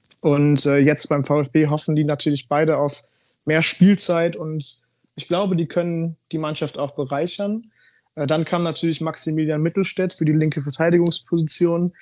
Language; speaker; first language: German; native; German